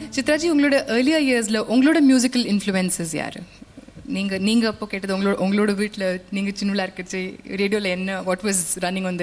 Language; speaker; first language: Tamil; native; Tamil